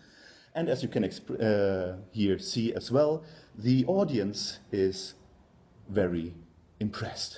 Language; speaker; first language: English; non-native, fluent; German